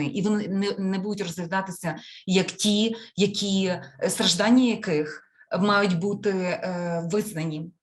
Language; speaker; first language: Ukrainian; native; Ukrainian